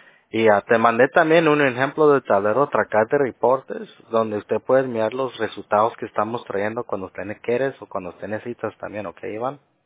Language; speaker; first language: Spanish; early bilingual, heritage; Spanish